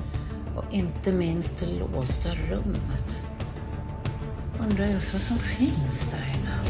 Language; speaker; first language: Swedish; native; Swedish